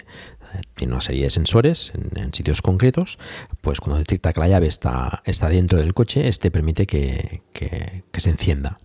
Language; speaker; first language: Spanish; native; Spanish